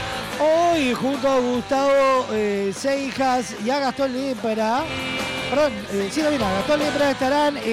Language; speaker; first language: Spanish; native; Spanish